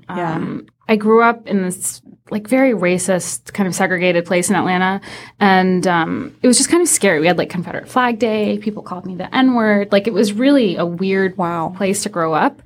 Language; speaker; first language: English; early bilingual, other home language; Persian